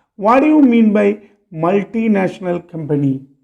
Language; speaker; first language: English; non-native, local second language; Malayalam